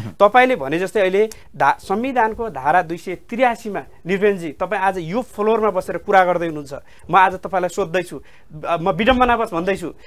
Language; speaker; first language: Nepali; native; Nepali